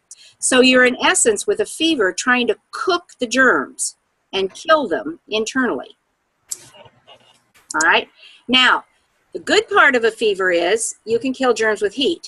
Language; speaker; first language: English; native; English